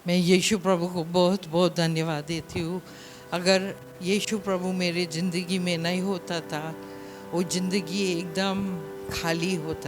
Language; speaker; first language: Hindi; non-native, local second language; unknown